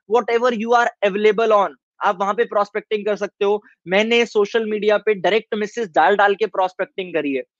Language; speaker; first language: Hindi; native; Hindi